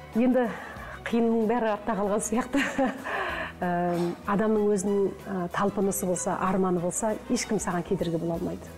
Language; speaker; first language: Kazakh; early bilingual, heritage; Kazakh